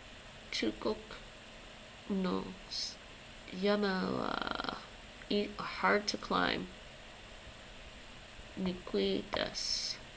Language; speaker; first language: Japanese; non-native, learner; English